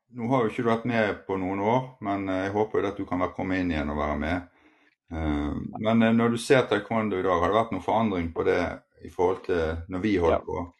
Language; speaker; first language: Norwegian; native; Norwegian